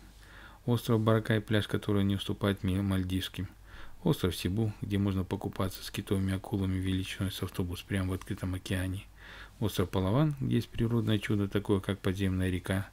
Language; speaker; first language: Russian; native; Russian